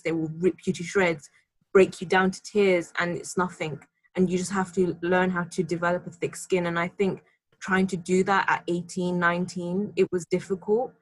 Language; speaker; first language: English; native; English